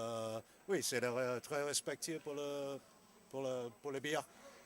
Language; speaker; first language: French; non-native, learner; English